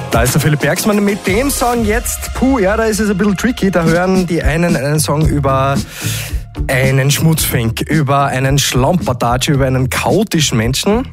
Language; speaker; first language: German; native; German